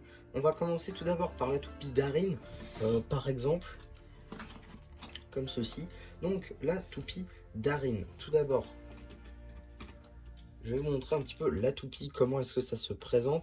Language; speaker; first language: French; native; French